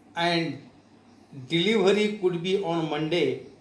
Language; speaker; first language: English; non-native, local second language; Marathi